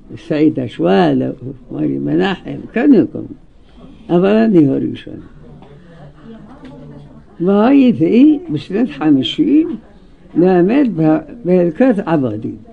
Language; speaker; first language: Hebrew; non-native, fluent; Arabic